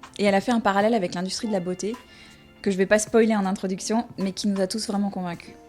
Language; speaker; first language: French; native; French